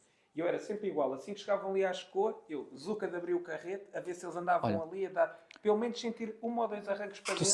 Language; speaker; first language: Portuguese; native; Portuguese